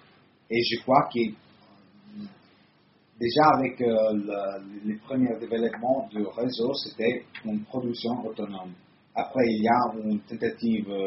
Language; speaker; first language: French; non-native, learner; Italian